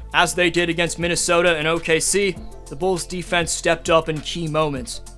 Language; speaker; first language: English; native; English